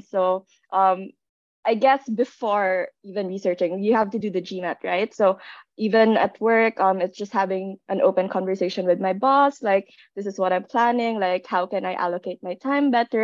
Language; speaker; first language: English; non-native, local second language; Filipino